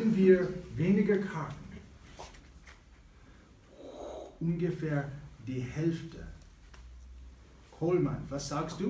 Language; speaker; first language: German; non-native, fluent; English